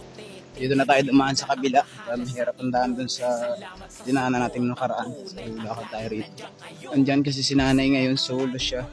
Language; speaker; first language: Filipino; non-native, local second language; Cebuano